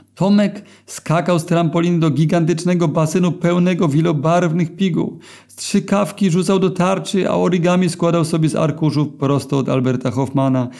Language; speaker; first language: Polish; native; Polish